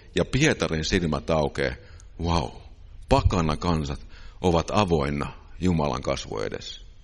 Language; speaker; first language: Finnish; native; Finnish